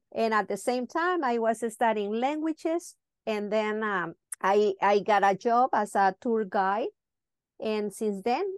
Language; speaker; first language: English; non-native, fluent; Spanish